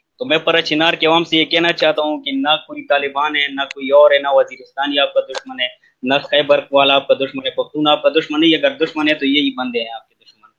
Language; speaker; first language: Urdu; non-native, local second language; Pashto